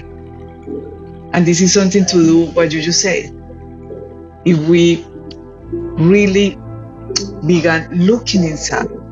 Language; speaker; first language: English; non-native, fluent; Spanish